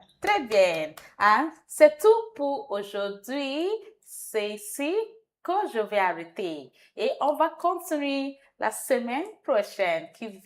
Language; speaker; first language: French; non-native, fluent; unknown